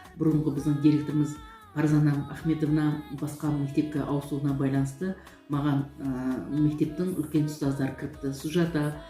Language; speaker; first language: Kazakh; non-native, local second language; Uyghur